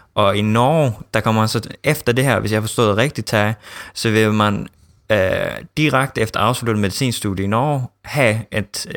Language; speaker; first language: Danish; early bilingual, heritage; Danish